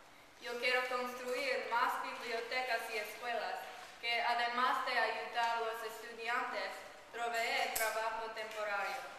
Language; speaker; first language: Spanish; non-native, learner; English